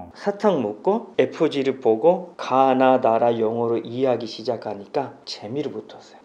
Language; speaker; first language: Korean; non-native, fluent; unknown